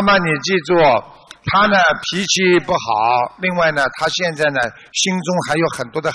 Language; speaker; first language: Chinese; native; Chinese